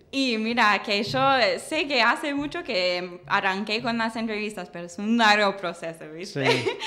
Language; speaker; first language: Spanish; non-native, fluent; English